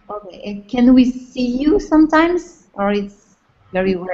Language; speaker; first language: English; non-native, fluent; French